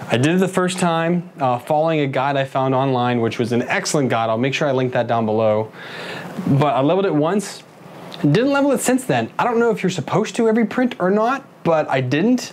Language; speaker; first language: English; native; English